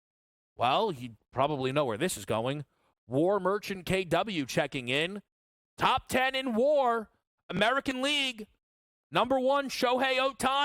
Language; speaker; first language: English; native; English